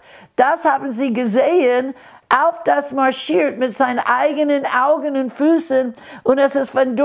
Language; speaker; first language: German; non-native, fluent; English